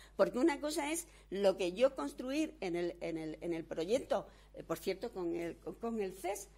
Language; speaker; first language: Spanish; native; Spanish